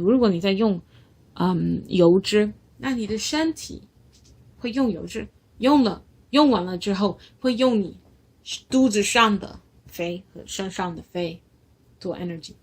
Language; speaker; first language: Chinese; non-native, learner; English